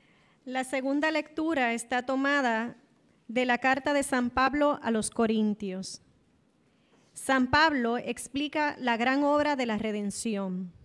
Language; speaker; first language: Spanish; native; Spanish